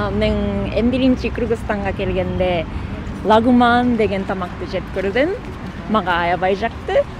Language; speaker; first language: Kyrgyz; non-native, learner; Japanese